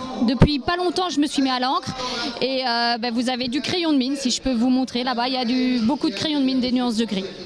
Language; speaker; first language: French; native; French